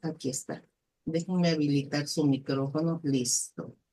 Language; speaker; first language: Spanish; native; Spanish